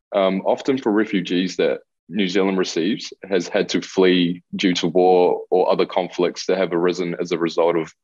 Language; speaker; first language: English; non-native, local second language; Spanish